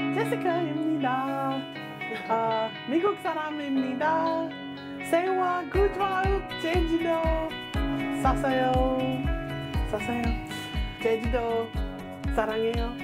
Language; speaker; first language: Korean; non-native, learner; English